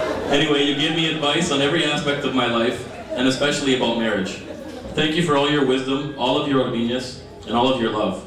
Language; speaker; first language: English; early bilingual, other home language; Greek